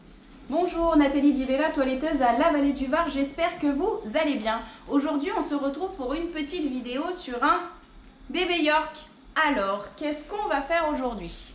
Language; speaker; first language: French; native; French